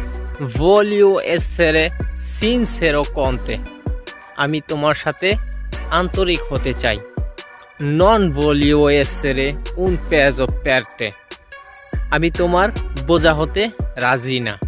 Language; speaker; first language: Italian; non-native, fluent; Bangla